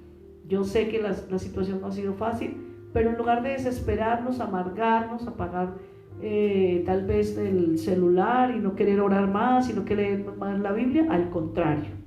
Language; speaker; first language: Spanish; native; Spanish